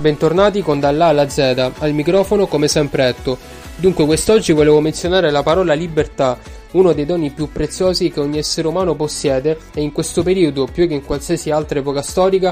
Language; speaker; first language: Italian; native; Italian